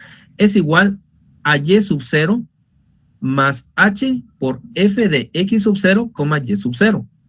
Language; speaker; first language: Spanish; native; Spanish